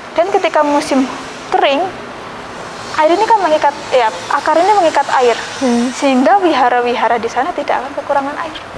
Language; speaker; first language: Indonesian; native; Indonesian